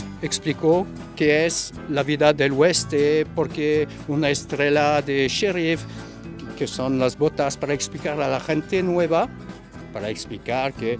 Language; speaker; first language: Spanish; non-native, learner; French